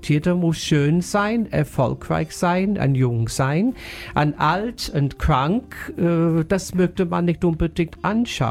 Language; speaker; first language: German; non-native, fluent; English